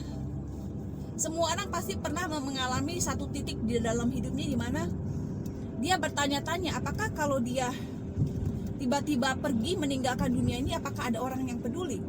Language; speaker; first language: Indonesian; native; Indonesian